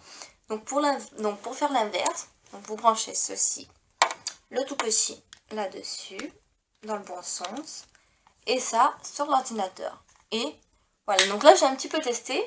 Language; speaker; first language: French; native; French